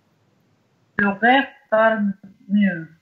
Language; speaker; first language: French; non-native, learner; Russian